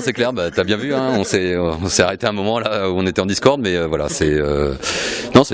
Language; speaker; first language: French; native; French